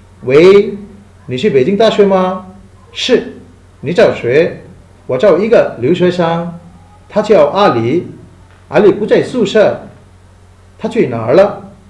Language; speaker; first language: Chinese; non-native, fluent; Bangla